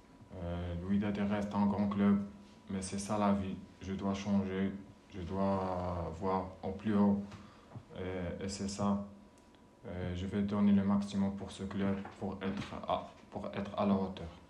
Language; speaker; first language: French; non-native, learner; Arabic